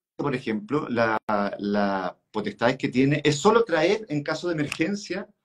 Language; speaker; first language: Spanish; native; Spanish